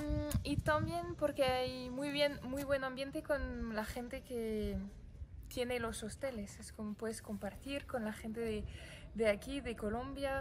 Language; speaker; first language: Spanish; non-native, fluent; French